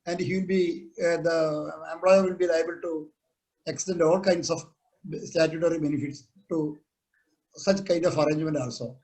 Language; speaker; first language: English; non-native, local second language; Malayalam